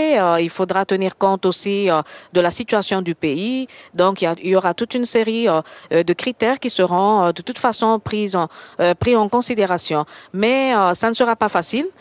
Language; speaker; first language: French; native; French